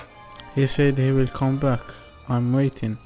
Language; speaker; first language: English; non-native, learner; Arabic